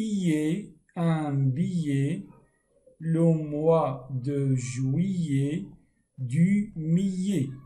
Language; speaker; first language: French; non-native, fluent; Arabic